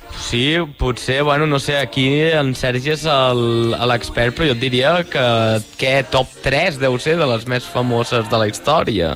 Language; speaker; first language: Catalan; native; Catalan